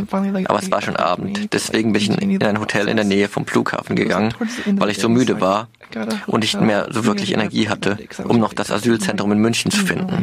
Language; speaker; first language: German; non-native, fluent; English